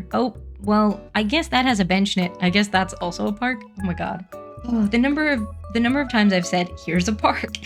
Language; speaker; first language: English; native; English